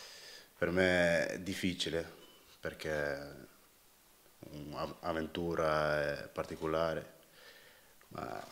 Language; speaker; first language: Italian; non-native, learner; Dutch